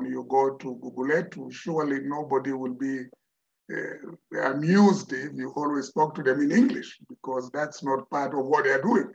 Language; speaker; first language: English; non-native, fluent; Tsonga